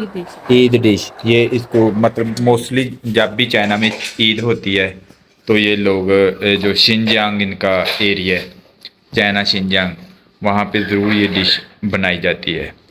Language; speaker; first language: Hindi; non-native, local second language; Punjabi